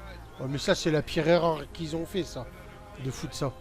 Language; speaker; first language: French; native; French